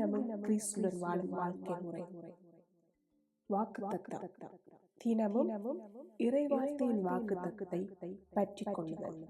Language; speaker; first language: Tamil; native; Tamil